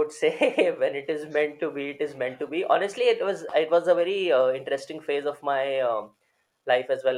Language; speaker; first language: English; non-native, local second language; Hindi